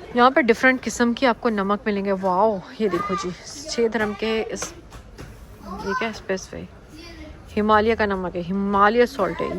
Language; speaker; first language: Urdu; native; Urdu